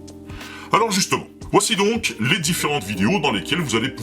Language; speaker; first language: French; native; French